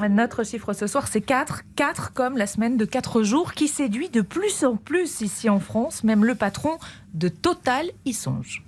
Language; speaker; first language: French; native; French